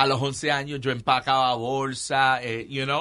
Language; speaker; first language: Spanish; early bilingual, heritage; Spanish